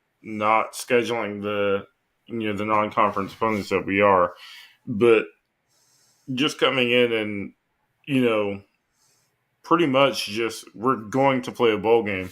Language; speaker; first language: English; native; English